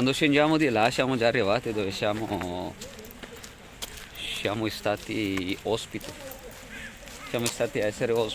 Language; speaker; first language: Italian; non-native, fluent; Filipino